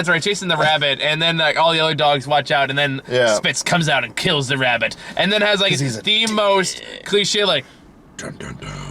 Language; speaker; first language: English; native; English